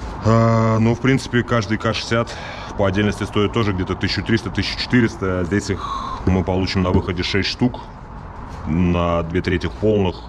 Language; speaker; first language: Russian; native; Russian